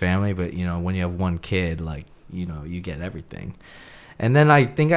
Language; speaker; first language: English; native; English